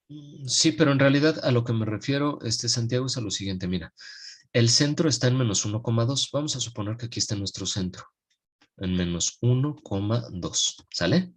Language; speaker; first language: Spanish; native; Spanish